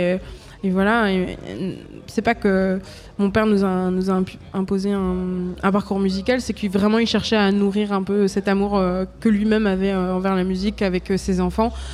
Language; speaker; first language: French; native; French